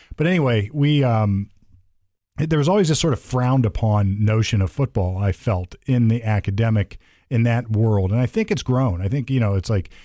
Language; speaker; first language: English; native; English